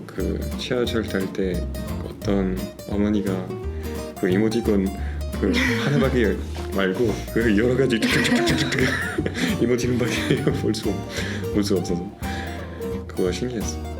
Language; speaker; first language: Korean; non-native, fluent; French